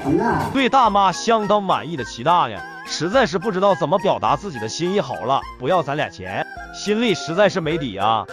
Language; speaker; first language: Chinese; native; Chinese